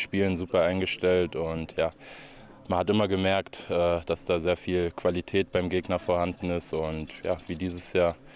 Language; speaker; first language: German; native; German